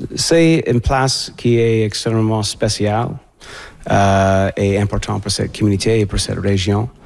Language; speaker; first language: French; non-native, fluent; English